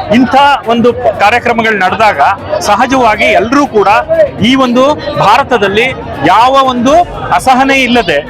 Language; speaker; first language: Kannada; native; Kannada